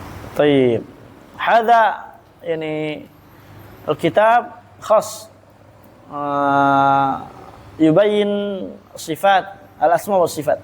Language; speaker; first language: Arabic; non-native, fluent; Indonesian